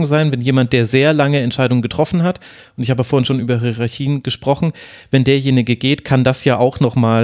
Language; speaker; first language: German; native; German